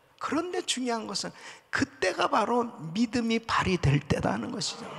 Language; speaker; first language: Korean; native; Korean